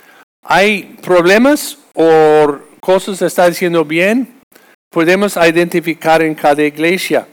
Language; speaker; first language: Spanish; non-native, fluent; English